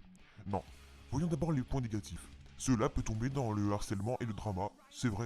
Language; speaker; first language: French; native; French